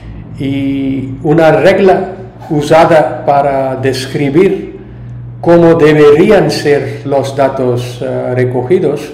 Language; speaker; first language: Spanish; non-native, learner; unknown